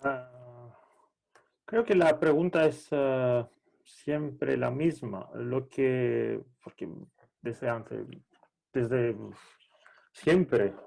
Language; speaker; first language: Spanish; non-native, fluent; Greek